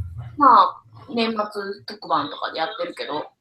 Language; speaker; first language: Japanese; native; Japanese